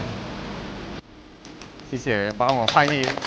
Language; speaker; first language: Chinese; non-native, fluent; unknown